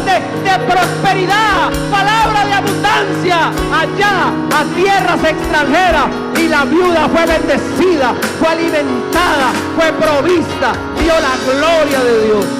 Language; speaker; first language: Spanish; native; Spanish